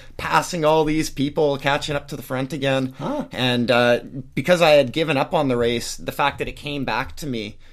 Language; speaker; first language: English; native; English